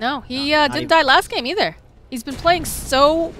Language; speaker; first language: English; native; English